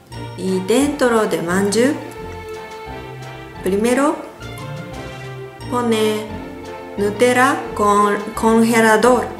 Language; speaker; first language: Spanish; non-native, learner; Japanese